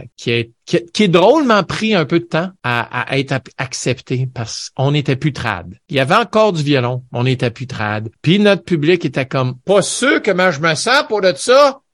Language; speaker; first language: French; native; French